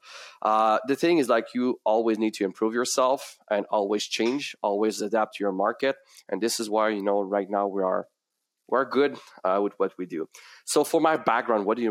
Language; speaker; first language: English; non-native, fluent; French